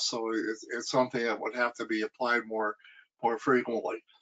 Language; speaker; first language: English; native; English